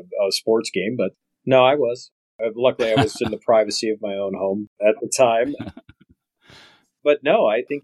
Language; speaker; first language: English; native; English